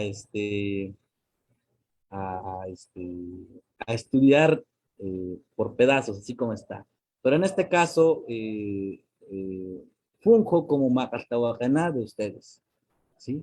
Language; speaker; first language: Spanish; non-native, local second language; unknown